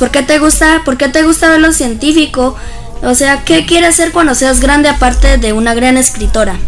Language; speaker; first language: Spanish; native; Spanish